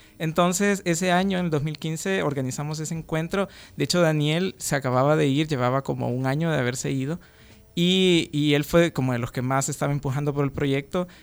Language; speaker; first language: Spanish; native; Spanish